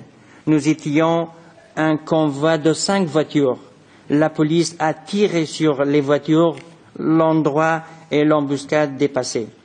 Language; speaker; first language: French; non-native, fluent; Persian